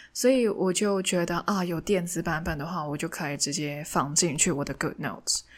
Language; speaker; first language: Chinese; non-native, local second language; Cantonese